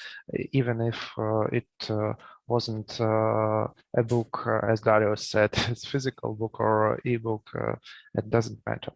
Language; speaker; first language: English; non-native, learner; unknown